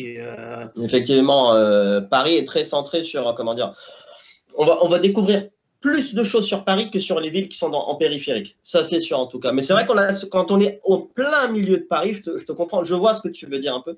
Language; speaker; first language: French; native; French